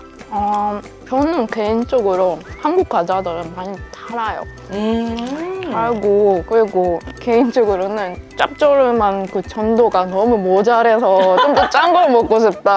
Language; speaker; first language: Korean; non-native, fluent; Japanese